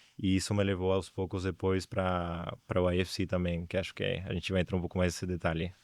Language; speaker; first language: Portuguese; non-native, fluent; Spanish